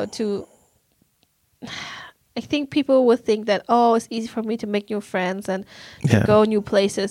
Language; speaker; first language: English; non-native, fluent; German